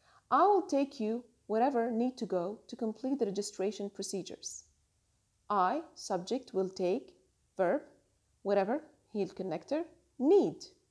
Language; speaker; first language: English; non-native, fluent; Arabic